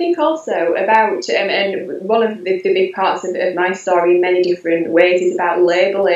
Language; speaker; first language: English; native; English